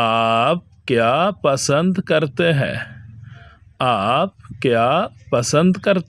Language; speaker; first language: Hindi; non-native, fluent; Bangla